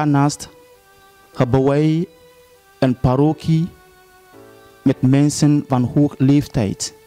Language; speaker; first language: Dutch; non-native, fluent; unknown